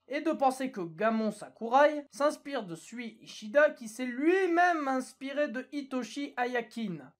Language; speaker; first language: French; native; French